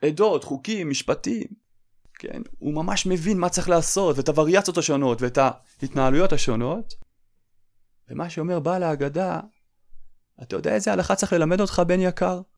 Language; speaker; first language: Hebrew; native; Hebrew